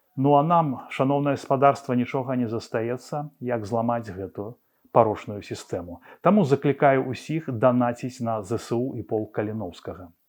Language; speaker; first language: Belarusian; non-native, local second language; Russian